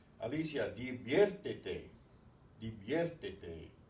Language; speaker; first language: Spanish; non-native, fluent; English